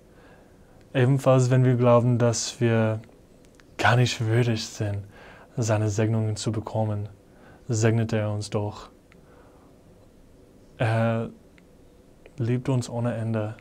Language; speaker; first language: German; non-native, fluent; English